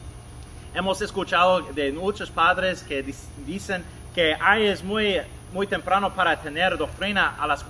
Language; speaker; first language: Spanish; non-native, fluent; English